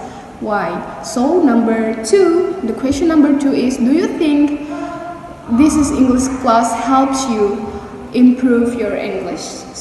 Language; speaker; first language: English; non-native, learner; Indonesian